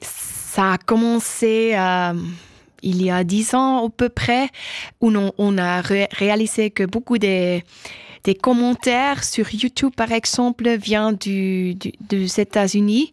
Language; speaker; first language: French; non-native, local second language; German